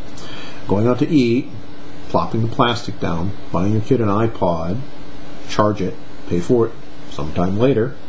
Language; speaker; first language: English; native; English